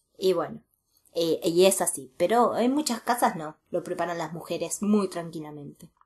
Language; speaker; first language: Spanish; native; Spanish